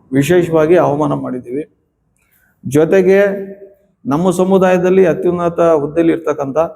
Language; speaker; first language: Kannada; non-native, local second language; Lambadi